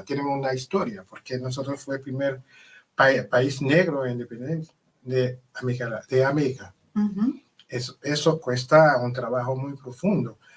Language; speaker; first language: Spanish; non-native, learner; Haitian Creole